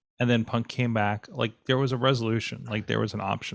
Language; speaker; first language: English; native; English